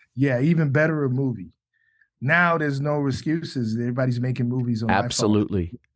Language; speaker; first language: English; native; English